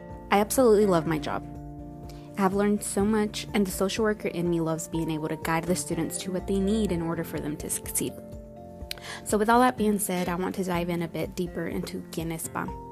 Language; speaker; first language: English; early bilingual, other home language; Spanish